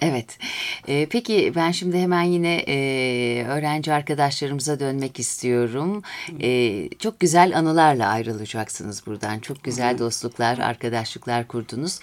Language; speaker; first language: Turkish; native; Turkish